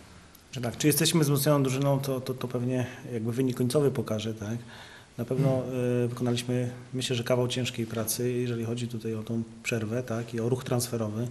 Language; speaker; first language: Polish; native; Polish